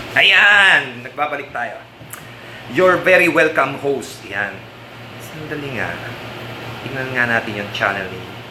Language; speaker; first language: Filipino; non-native, local second language; Pampanga